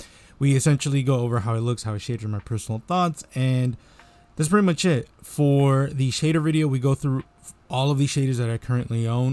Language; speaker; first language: English; native; English